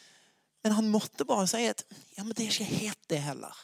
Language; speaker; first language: Norwegian; non-native, fluent; English